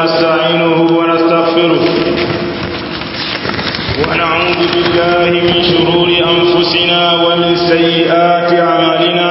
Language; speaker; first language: Arabic; non-native, fluent; Swahili